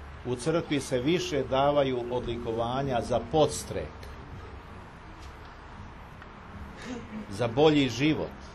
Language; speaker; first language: Serbian; native; Serbian